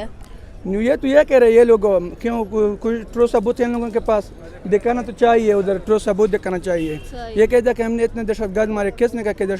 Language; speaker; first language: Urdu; non-native, local second language; Pashto